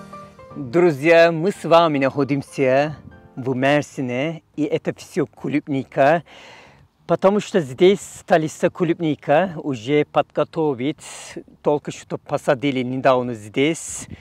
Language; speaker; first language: Russian; non-native, fluent; Turkish